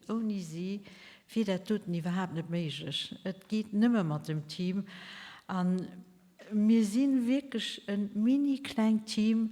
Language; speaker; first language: German; native; German